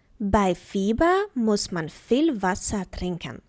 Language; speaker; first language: German; non-native, fluent; Ukrainian